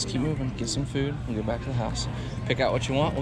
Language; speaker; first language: English; native; English